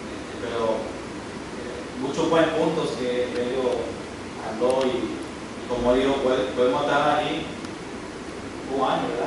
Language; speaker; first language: Spanish; early bilingual, heritage; English